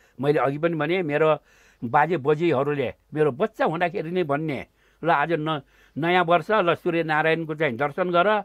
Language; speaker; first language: Nepali; non-native, local second language; Newari